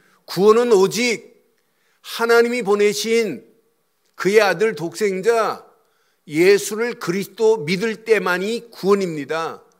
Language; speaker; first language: Korean; native; Korean